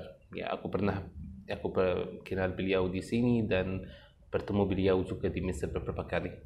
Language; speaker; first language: Indonesian; non-native, fluent; Arabic